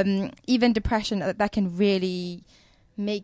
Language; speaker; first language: English; native; English